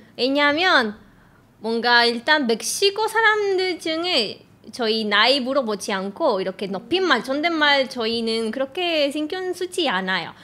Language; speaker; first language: Korean; non-native, fluent; Spanish